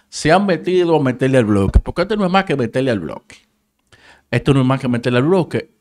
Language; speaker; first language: Spanish; native; Spanish